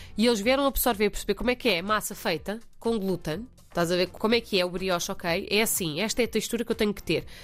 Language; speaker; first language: Portuguese; early bilingual, heritage; Portuguese